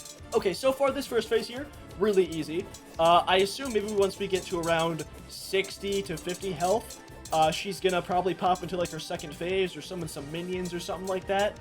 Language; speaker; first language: English; native; English